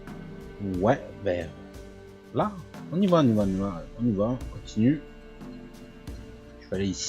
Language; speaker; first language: French; native; French